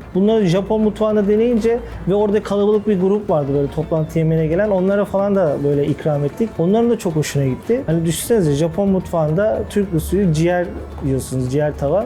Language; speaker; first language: Turkish; native; Turkish